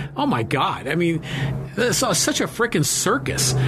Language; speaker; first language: English; native; English